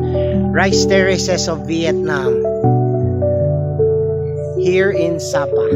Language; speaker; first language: English; non-native, local second language; Filipino